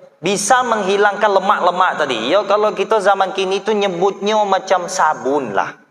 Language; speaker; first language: Malay; native; Malay